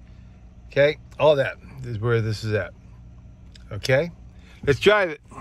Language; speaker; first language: English; native; English